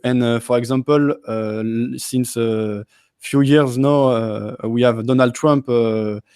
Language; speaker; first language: English; non-native, learner; French